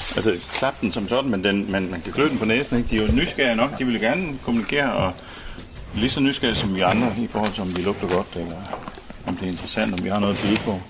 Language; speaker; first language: Danish; native; Danish